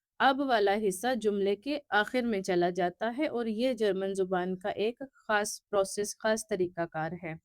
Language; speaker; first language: Urdu; native; Urdu